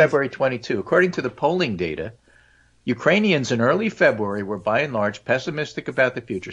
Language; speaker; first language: English; native; English